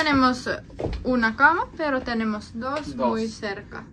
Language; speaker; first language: Spanish; non-native, learner; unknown